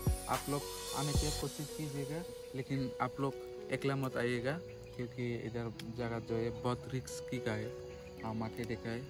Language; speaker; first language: Hindi; non-native, local second language; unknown